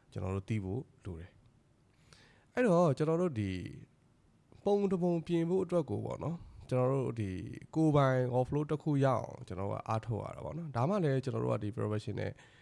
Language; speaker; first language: Burmese; native; Burmese